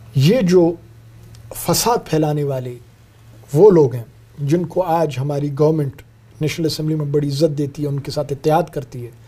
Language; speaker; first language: Urdu; non-native, local second language; Brahui